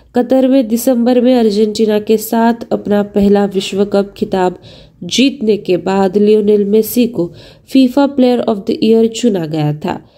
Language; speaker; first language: Hindi; non-native, local second language; Marathi